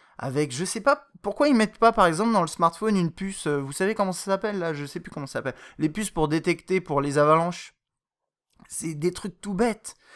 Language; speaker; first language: French; native; French